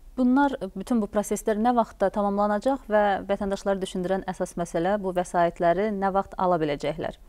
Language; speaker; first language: Azerbaijani; native; Azerbaijani